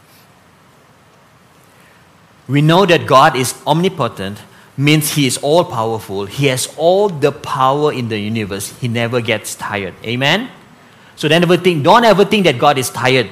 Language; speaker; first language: English; non-native, local second language; Malay